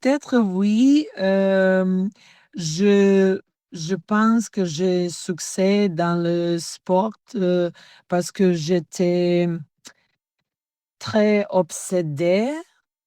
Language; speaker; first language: French; non-native, learner; Serbian